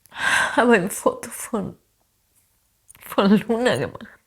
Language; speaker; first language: German; non-native, fluent; Spanish